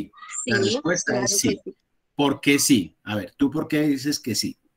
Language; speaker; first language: Spanish; native; Spanish